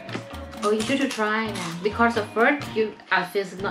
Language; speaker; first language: English; non-native, learner; Thai